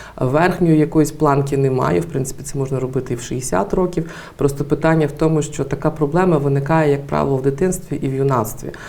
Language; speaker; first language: Ukrainian; native; Ukrainian